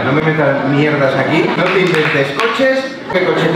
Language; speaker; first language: Spanish; native; Spanish